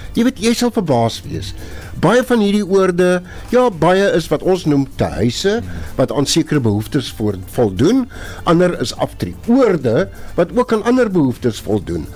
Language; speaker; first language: Afrikaans; native; Afrikaans